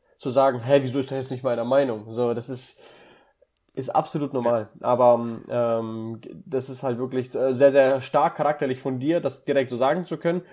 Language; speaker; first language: German; early bilingual, other home language; Russian